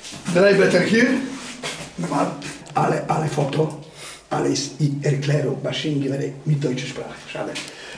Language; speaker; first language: German; non-native, learner; Polish